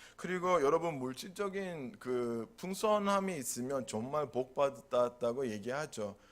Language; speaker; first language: Korean; non-native, fluent; Turkish